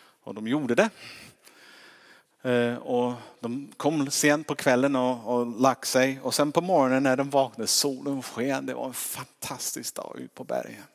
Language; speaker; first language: Swedish; non-native, fluent; English